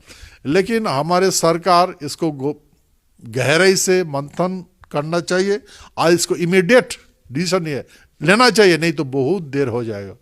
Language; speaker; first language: Hindi; non-native, local second language; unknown